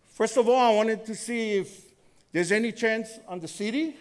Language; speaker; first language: English; native; English